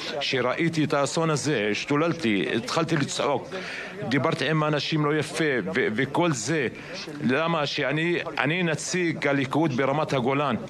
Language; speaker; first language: Hebrew; non-native, local second language; Arabic